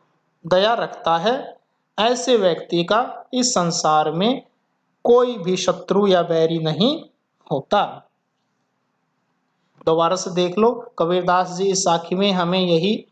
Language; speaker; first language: Hindi; native; Hindi